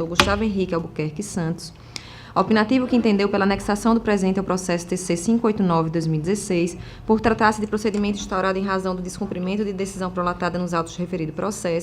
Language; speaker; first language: Portuguese; native; Portuguese